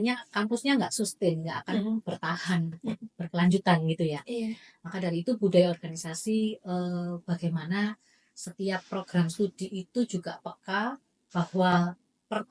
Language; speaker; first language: Indonesian; native; Indonesian